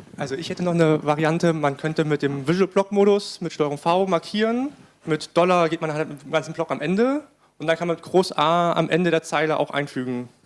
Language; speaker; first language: German; native; German